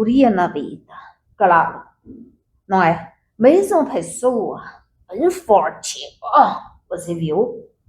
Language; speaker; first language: Portuguese; non-native, learner; Chinese